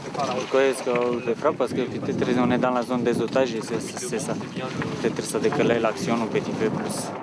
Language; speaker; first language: French; non-native, fluent; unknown